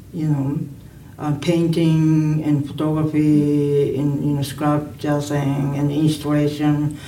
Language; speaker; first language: English; non-native, learner; Japanese